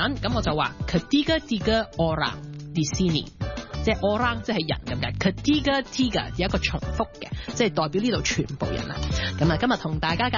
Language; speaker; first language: Cantonese; early bilingual, heritage; Cantonese